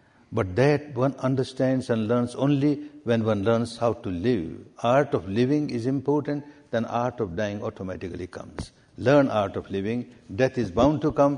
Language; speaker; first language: English; non-native, fluent; Burmese